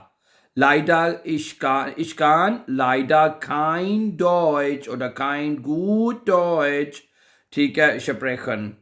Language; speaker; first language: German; non-native, learner; Urdu